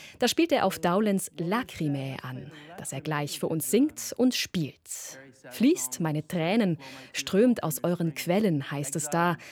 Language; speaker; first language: German; native; German